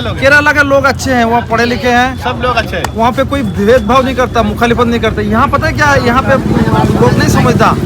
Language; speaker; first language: Hindi; non-native, local second language; Bangla